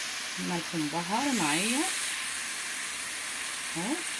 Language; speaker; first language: Arabic; native; Arabic